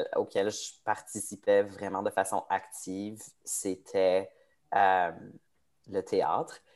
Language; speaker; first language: French; native; French